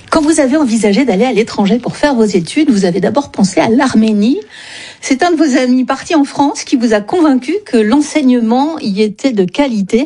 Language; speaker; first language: French; native; French